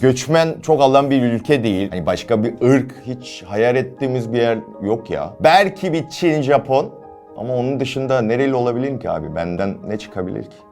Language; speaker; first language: Turkish; non-native, fluent; Korean